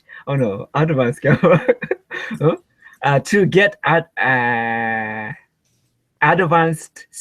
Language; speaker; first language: English; non-native, learner; Japanese